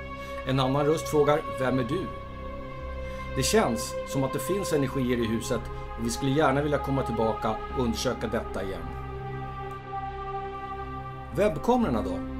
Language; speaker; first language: Swedish; native; Swedish